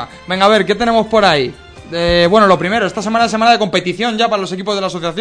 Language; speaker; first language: Spanish; native; Spanish